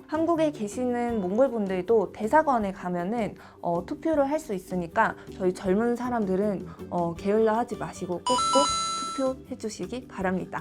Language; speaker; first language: Korean; non-native, fluent; Mongolian